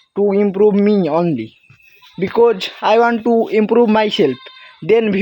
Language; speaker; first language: English; non-native, learner; Nepali